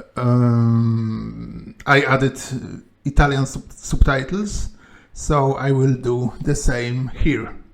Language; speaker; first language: English; non-native, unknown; Polish